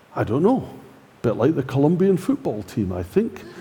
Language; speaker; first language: English; native; English